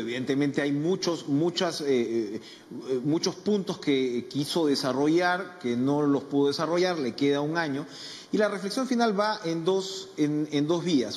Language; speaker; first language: Spanish; native; Spanish